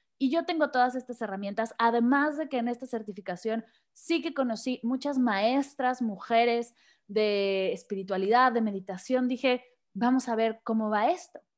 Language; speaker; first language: Spanish; native; Spanish